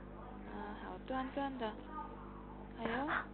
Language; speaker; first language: Chinese; non-native, learner; Korean